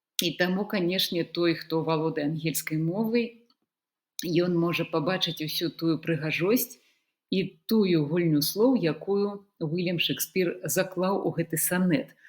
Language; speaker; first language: Belarusian; native; Belarusian